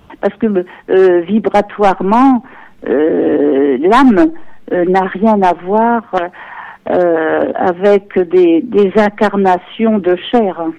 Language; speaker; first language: French; native; French